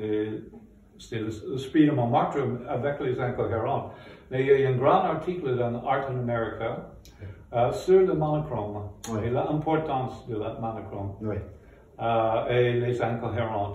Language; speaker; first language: French; non-native, fluent; English